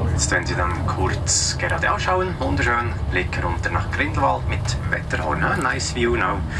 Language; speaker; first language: German; native; German